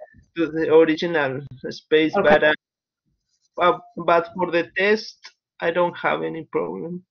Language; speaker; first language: English; non-native, learner; Spanish